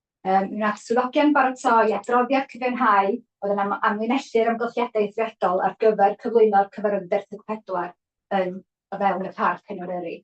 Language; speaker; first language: Welsh; native; Welsh